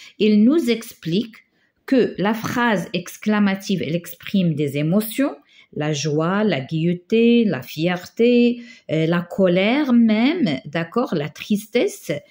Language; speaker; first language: French; non-native, local second language; Arabic